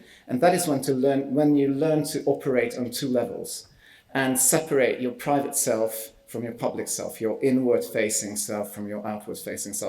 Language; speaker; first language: English; non-native, fluent; Hungarian